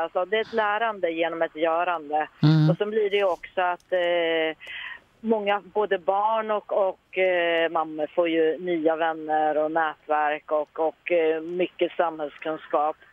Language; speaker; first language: Swedish; native; Swedish